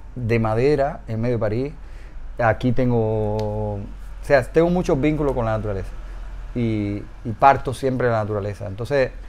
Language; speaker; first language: Spanish; native; Spanish